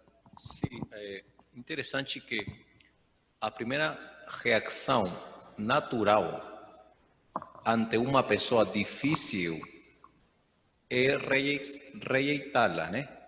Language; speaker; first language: Portuguese; non-native, fluent; Spanish